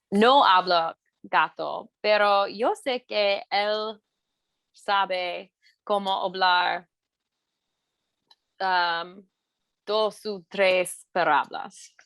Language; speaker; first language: Spanish; non-native, learner; English